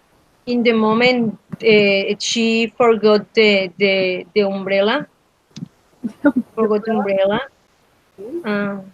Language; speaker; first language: English; non-native, learner; Spanish